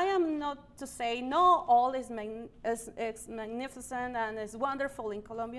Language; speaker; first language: English; non-native, learner; Spanish